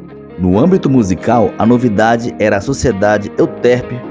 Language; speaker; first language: Portuguese; native; Portuguese